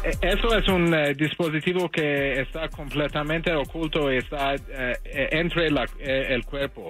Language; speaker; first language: Spanish; early bilingual, heritage; English